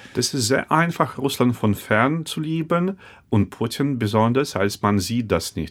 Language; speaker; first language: German; non-native, fluent; Russian